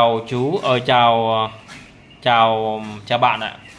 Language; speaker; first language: Vietnamese; non-native, local second language; Jarai